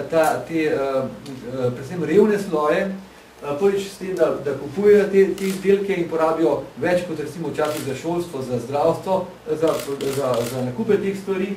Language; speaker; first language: Slovenian; native; Slovenian